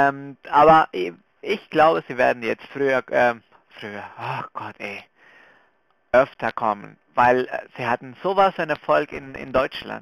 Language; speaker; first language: German; non-native, fluent; Spanish